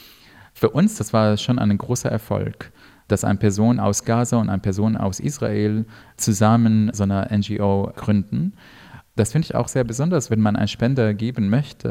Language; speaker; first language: German; non-native, fluent; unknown